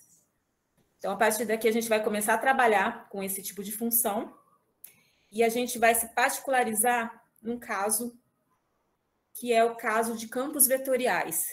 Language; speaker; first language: Portuguese; native; Portuguese